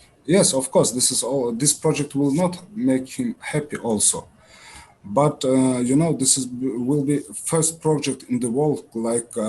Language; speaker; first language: English; non-native, learner; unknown